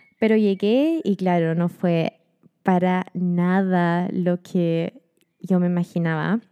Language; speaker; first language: Spanish; non-native, fluent; German